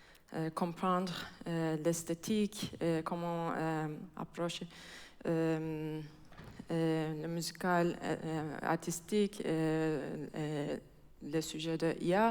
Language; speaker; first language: French; non-native, fluent; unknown